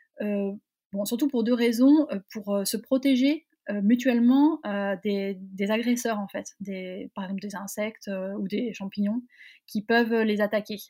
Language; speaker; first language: French; native; French